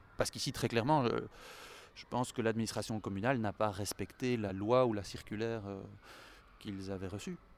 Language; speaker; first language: French; native; French